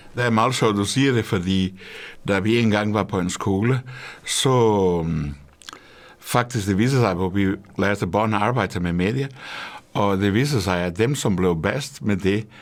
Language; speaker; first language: Danish; non-native, fluent; Portuguese